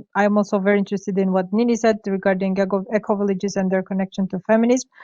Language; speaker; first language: English; non-native, fluent; Georgian